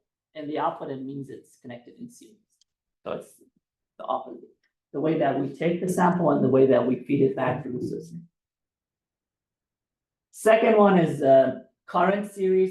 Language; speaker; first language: English; non-native, fluent; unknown